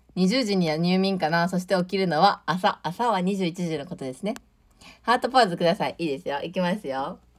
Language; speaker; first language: Japanese; native; Japanese